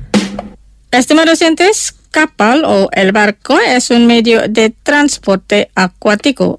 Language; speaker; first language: Spanish; non-native, fluent; Indonesian